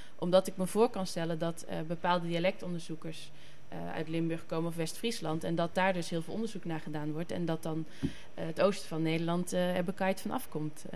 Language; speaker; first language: Dutch; native; Dutch